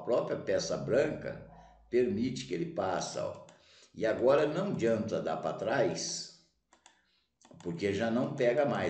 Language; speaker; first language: Portuguese; native; Portuguese